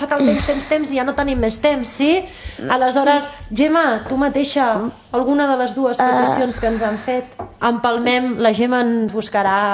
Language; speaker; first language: Catalan; native; Catalan